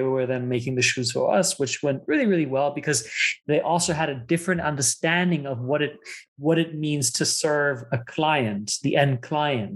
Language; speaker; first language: English; non-native, fluent; German